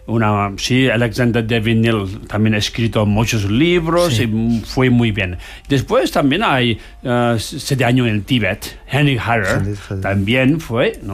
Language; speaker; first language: Spanish; non-native, learner; Tibetan